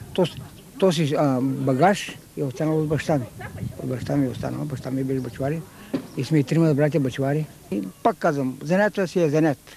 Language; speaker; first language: Bulgarian; native; Bulgarian